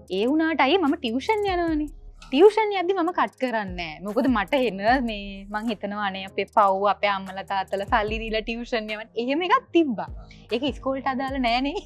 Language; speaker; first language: Sinhala; non-native, local second language; Tamil